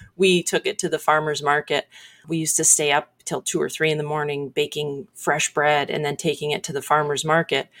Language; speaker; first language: English; native; English